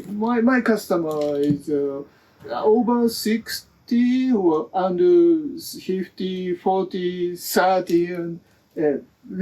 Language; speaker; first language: English; non-native, learner; Japanese